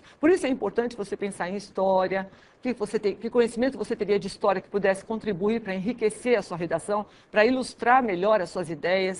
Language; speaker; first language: Portuguese; native; Portuguese